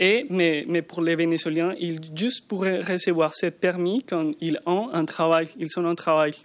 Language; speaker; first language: French; non-native, learner; Spanish